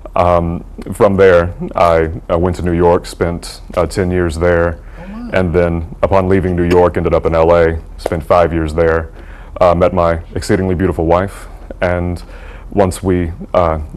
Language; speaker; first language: English; native; English